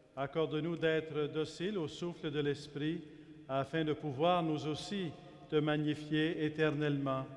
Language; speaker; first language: French; native; French